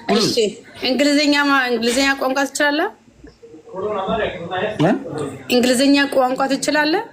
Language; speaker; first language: Amharic; non-native, local second language; Oromo